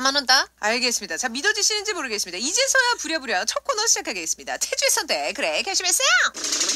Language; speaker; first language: Korean; native; Korean